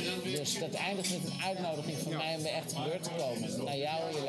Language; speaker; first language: Dutch; native; Dutch